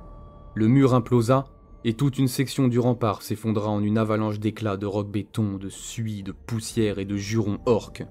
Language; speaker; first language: French; native; French